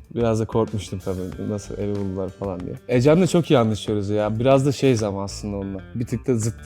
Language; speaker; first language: Turkish; native; Turkish